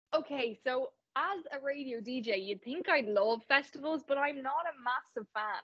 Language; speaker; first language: English; native; English